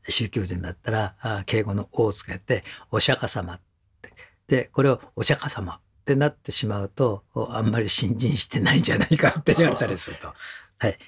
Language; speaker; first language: Japanese; native; Japanese